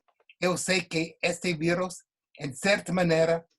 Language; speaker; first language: Portuguese; non-native, fluent; English